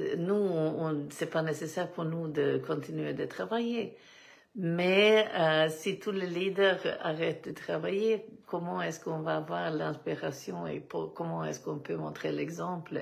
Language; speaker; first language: French; non-native, fluent; Swedish